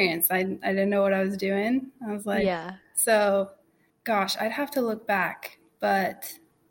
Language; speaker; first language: English; native; English